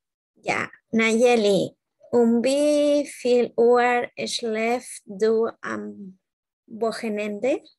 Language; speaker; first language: German; non-native, learner; Spanish